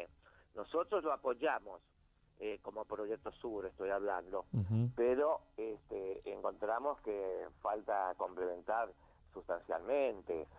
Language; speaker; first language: Spanish; native; Spanish